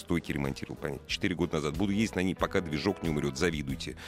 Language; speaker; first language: Russian; native; Russian